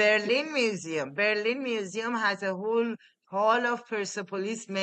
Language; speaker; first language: English; non-native, fluent; Persian